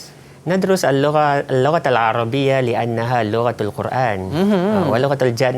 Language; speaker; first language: Arabic; non-native, fluent; Malay